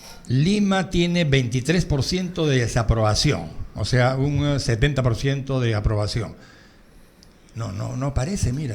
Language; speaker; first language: Spanish; native; Spanish